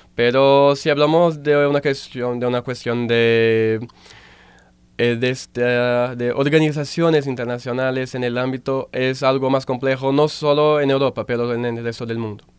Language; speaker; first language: Spanish; non-native, fluent; Portuguese